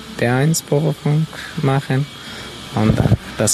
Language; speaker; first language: German; non-native, learner; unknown